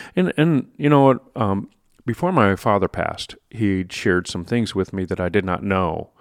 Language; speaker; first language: English; native; English